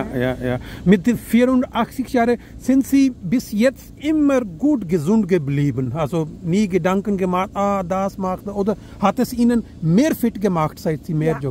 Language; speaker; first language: German; non-native, fluent; Urdu